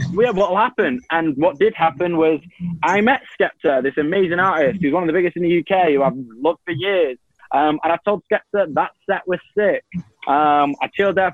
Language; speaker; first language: English; native; English